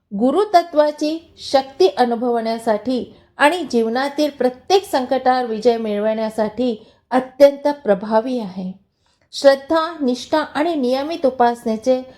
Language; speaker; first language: Marathi; non-native, local second language; Hindi